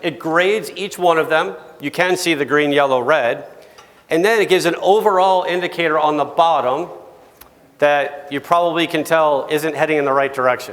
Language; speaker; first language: English; native; English